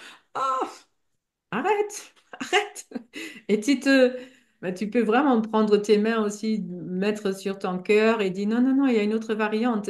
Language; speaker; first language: French; non-native, fluent; German